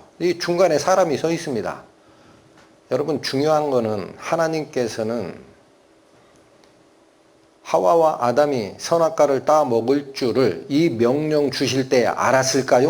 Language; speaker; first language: Korean; native; Korean